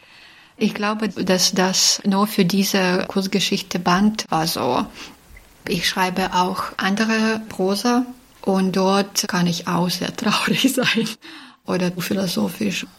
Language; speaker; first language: German; non-native, fluent; Belarusian